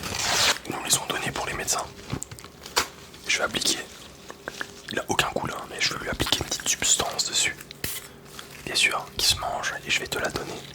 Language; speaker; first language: French; native; French